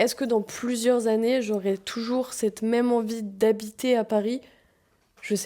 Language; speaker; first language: French; native; French